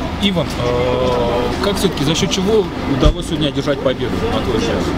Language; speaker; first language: Russian; native; Russian